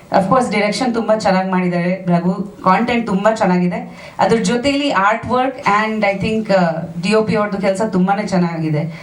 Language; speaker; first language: Kannada; non-native, fluent; Bangla